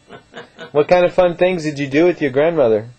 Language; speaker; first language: English; native; English